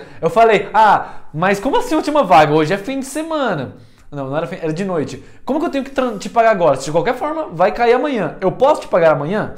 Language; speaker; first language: Portuguese; early bilingual, heritage; Portuguese